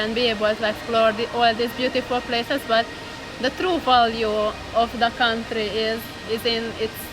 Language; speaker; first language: English; non-native, fluent; Hungarian